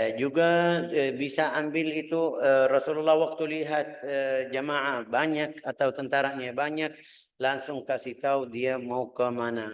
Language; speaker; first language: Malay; non-native, fluent; Arabic